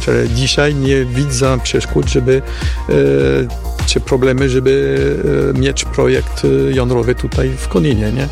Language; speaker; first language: Polish; non-native, learner; French